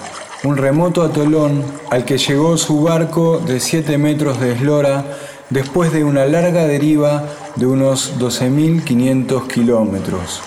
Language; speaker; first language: Spanish; native; Spanish